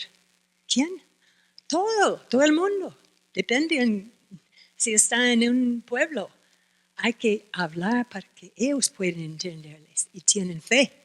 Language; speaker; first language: Spanish; non-native, fluent; English